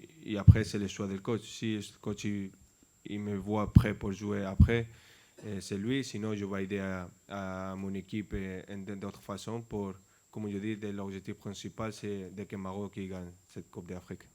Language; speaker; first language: French; non-native, fluent; Spanish